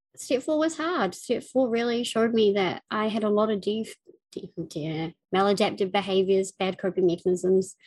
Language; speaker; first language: English; native; English